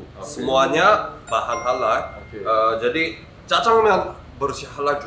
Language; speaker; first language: Indonesian; non-native, learner; Korean